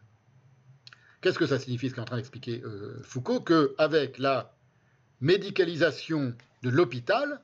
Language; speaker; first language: French; native; French